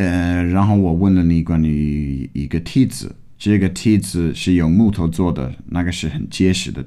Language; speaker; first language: Chinese; non-native, fluent; English